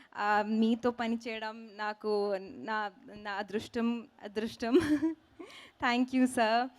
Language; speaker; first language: Telugu; non-native, learner; Hindi